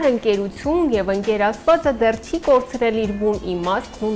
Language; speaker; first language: Armenian; native; Armenian